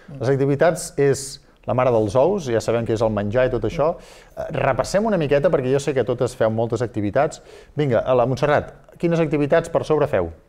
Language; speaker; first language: Catalan; native; Catalan